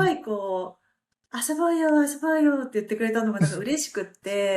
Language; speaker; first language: Japanese; native; Japanese